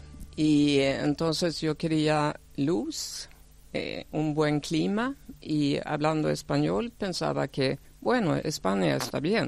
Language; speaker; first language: Spanish; non-native, fluent; Swedish